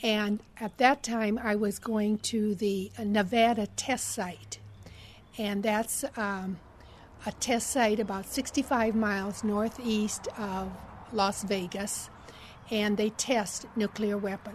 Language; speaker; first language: English; native; English